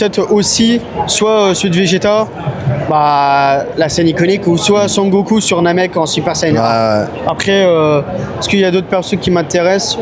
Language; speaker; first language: French; native; French